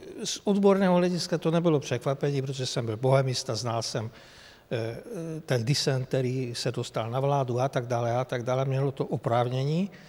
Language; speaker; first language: Czech; non-native, fluent; Hungarian